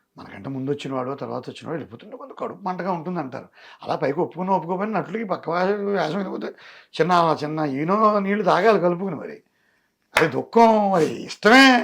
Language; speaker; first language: Telugu; native; Telugu